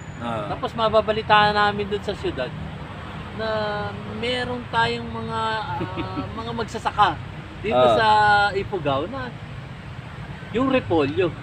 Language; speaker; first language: Filipino; native; Filipino